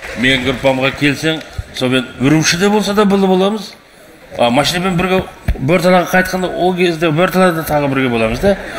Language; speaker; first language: Kazakh; non-native, local second language; Uyghur